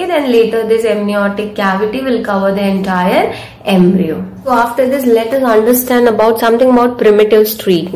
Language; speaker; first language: English; non-native, local second language; Hindi